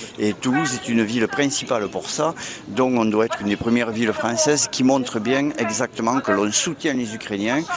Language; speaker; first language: French; native; French